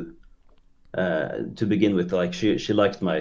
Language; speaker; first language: English; non-native, fluent; Norwegian